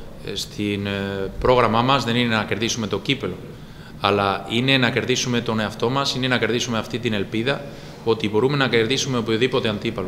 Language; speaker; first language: Greek; non-native, fluent; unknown